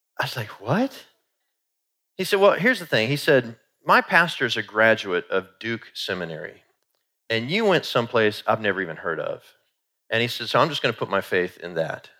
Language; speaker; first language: English; native; English